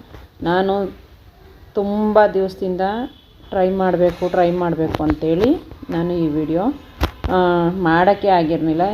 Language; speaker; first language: Kannada; native; Kannada